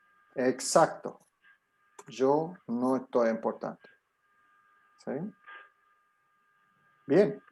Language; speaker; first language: Spanish; non-native, fluent; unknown